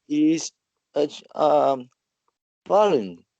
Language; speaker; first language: English; non-native, learner; Spanish